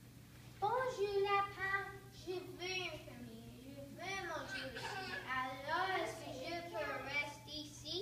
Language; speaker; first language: French; non-native, learner; English